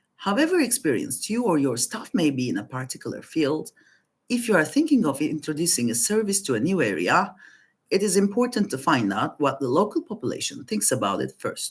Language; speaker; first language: English; non-native, fluent; Turkish